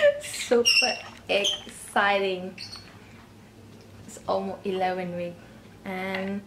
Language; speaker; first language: English; non-native, learner; Thai